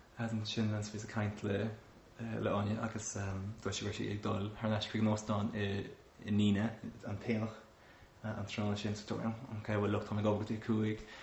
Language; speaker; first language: Irish; non-native, local second language; English